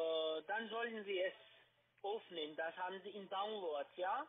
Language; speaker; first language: German; non-native, learner; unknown